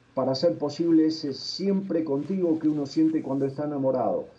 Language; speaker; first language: Spanish; native; Spanish